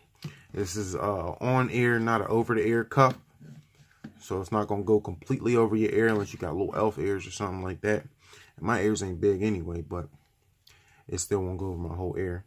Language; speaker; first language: English; native; English